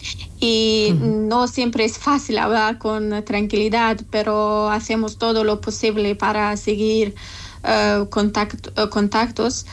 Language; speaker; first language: Spanish; non-native, learner; Persian